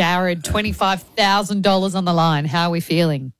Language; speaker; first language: English; native; English